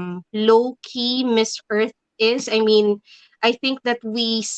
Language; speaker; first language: English; non-native, local second language; Filipino